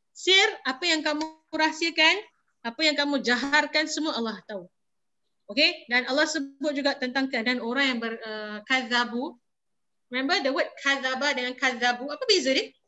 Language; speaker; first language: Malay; native; Malay